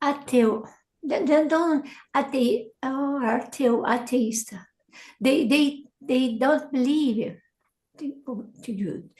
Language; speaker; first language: English; non-native, learner; Portuguese